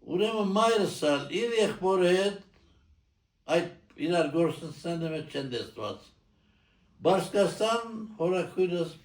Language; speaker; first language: Armenian; native; Armenian